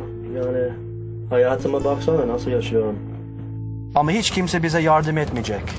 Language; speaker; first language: Turkish; early bilingual, heritage; English